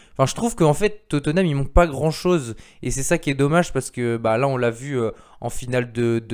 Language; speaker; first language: French; native; French